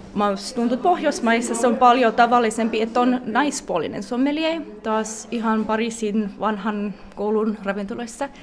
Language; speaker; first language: Finnish; non-native, fluent; English